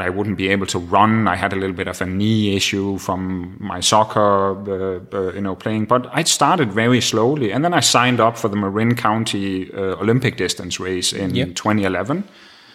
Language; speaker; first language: English; non-native, fluent; Danish